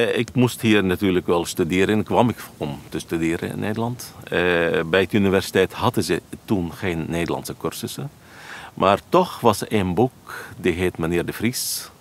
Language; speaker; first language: Dutch; non-native, fluent; Arabic